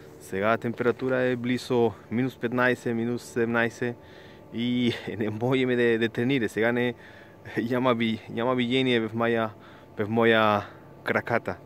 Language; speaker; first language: Bulgarian; non-native, learner; Spanish